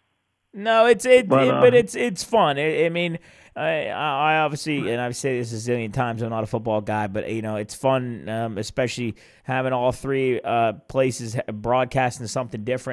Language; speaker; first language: English; native; English